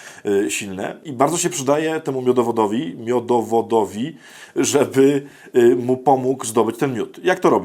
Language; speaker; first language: Polish; native; Polish